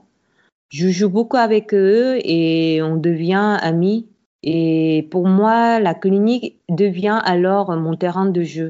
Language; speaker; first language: French; non-native, fluent; Korean